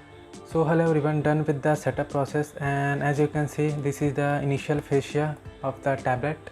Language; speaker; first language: English; non-native, local second language; Hindi